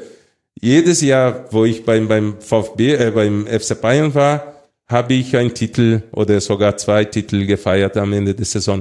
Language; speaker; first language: German; non-native, fluent; Portuguese